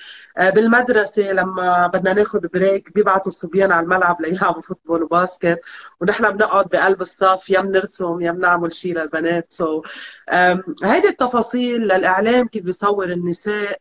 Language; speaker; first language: Arabic; native; Arabic